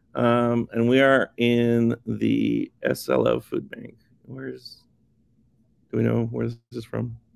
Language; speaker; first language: English; native; English